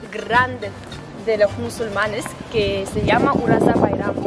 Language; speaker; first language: Spanish; non-native, learner; Tatar